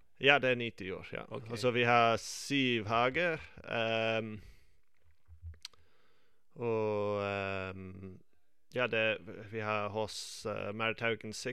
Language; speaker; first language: Norwegian; non-native, fluent; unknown